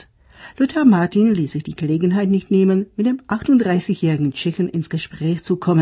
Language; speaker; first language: German; native; German